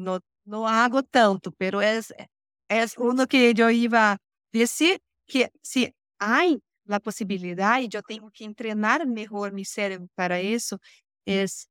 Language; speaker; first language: Spanish; non-native, learner; Portuguese